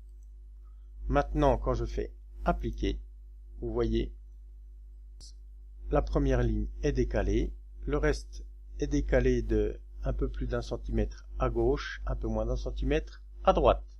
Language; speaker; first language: French; native; French